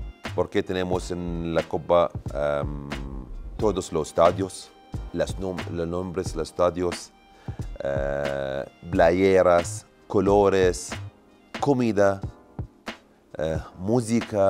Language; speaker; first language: Spanish; non-native, learner; Arabic